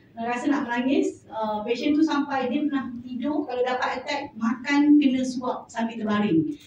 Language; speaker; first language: Malay; native; Malay